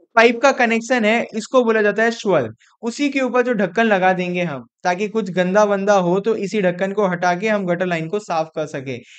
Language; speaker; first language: Hindi; non-native, local second language; Gujarati